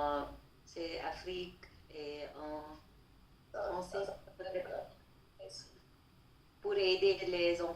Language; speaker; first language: French; non-native, learner; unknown